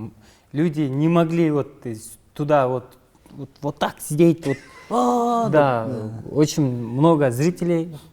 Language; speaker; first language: Russian; non-native, local second language; Kyrgyz